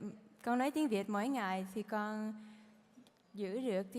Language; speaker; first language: Vietnamese; early bilingual, heritage; Vietnamese